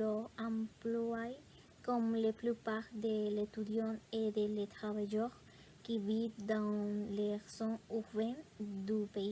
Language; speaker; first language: French; non-native, learner; Spanish